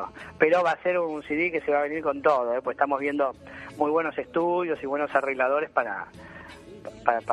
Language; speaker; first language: Spanish; native; Spanish